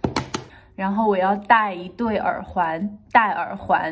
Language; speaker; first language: Chinese; native; Chinese